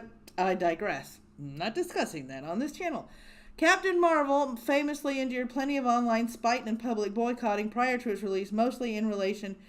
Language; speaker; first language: English; native; English